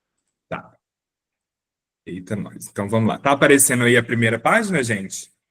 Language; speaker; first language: Portuguese; native; Portuguese